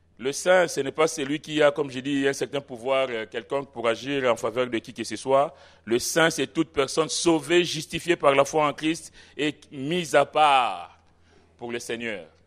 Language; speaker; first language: French; non-native, local second language; Lingala